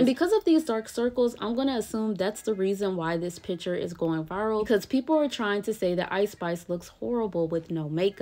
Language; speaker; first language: English; native; English